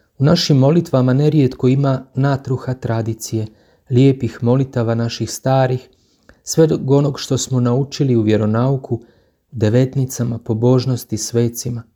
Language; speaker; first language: Croatian; native; Croatian